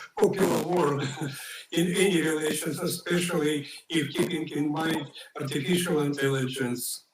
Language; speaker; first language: English; non-native, fluent; Ukrainian